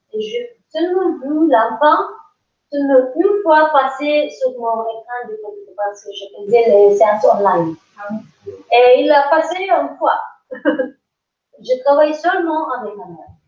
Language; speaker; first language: French; non-native, learner; English